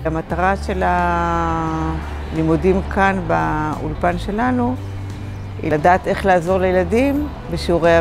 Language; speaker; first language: Hebrew; non-native, learner; French